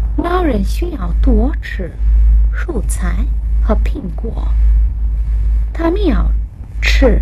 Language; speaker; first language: Chinese; non-native, fluent; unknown